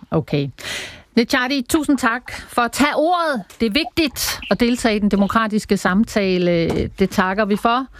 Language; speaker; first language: Danish; native; Danish